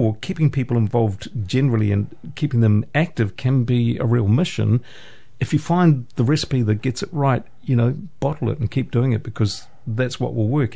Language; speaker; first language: English; native; English